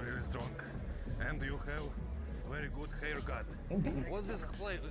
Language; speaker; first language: English; non-native, learner; Russian